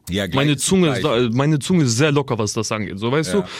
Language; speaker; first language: German; early bilingual, other home language; Albanian